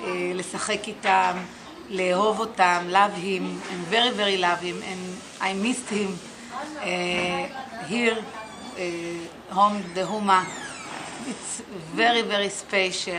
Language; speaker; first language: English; non-native, learner; Hebrew